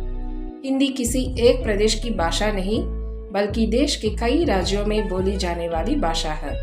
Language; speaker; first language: Hindi; non-native, local second language; Tamil